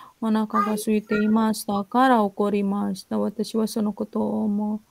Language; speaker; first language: Japanese; non-native, fluent; Indonesian